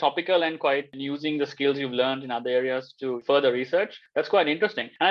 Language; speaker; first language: English; non-native, local second language; Sinhala